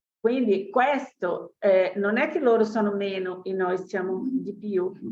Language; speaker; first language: Italian; non-native, fluent; Portuguese